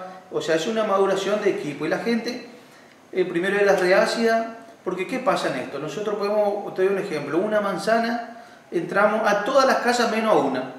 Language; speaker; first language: Spanish; native; Spanish